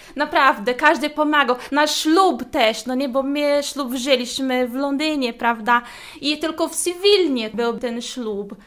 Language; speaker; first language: Polish; non-native, fluent; Portuguese